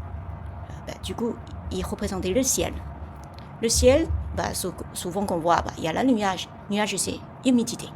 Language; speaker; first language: French; non-native, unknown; Chinese